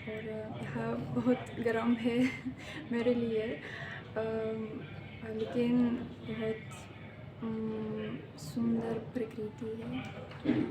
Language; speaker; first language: Hindi; non-native, learner; Russian